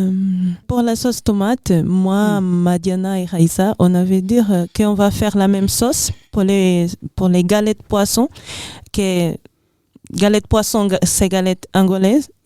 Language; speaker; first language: French; non-native, learner; Portuguese